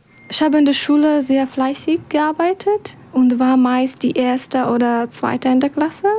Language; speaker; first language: German; non-native, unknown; Persian